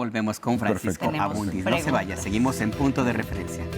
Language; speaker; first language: Spanish; native; Spanish